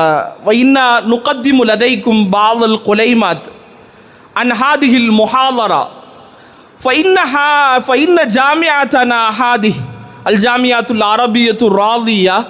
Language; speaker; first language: Arabic; non-native, fluent; Tamil